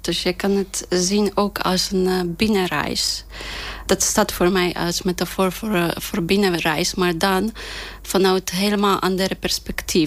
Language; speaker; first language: Dutch; non-native, fluent; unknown